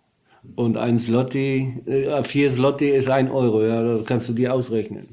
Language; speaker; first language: German; non-native, learner; Polish